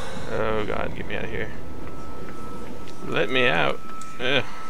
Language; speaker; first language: English; native; English